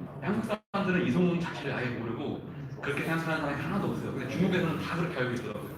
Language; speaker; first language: Korean; native; Korean